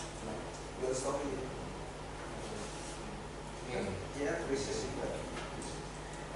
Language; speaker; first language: English; non-native, learner; Indonesian